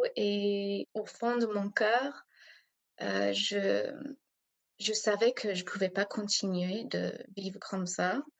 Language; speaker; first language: French; non-native, fluent; English